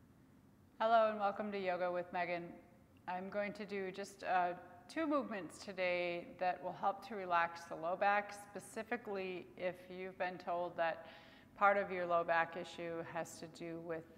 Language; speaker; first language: English; native; English